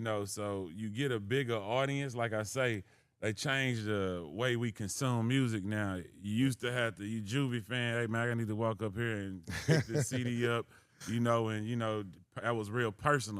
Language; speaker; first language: English; native; English